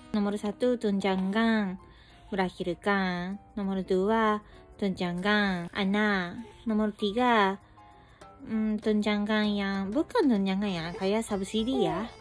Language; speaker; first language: Indonesian; non-native, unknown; Japanese